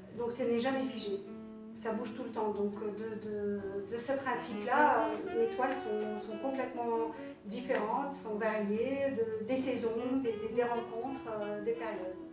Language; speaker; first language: French; non-native, local second language; Arabic